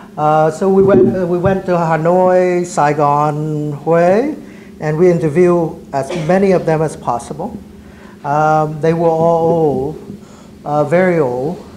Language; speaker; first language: English; early bilingual, other home language; Vietnamese